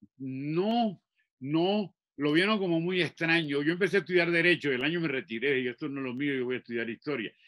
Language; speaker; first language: Spanish; native; Spanish